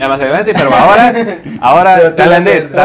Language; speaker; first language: Spanish; non-native, fluent; English